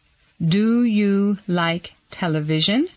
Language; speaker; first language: English; non-native, fluent; Mon